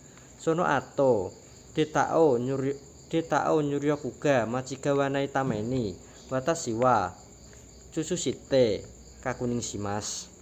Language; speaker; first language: Japanese; non-native, learner; Indonesian